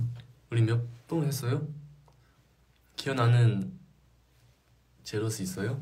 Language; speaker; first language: Korean; non-native, fluent; Chinese